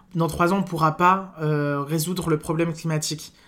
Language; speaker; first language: French; native; French